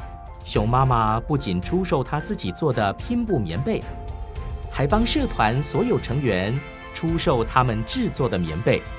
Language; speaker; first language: Chinese; native; Chinese